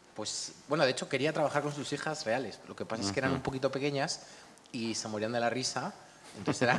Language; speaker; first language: Spanish; native; Spanish